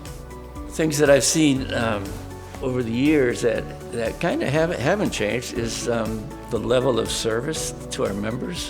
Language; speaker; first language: English; native; English